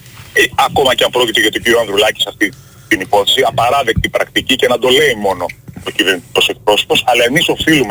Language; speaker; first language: Greek; native; Greek